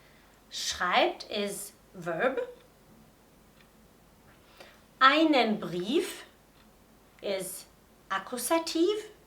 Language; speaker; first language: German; non-native, fluent; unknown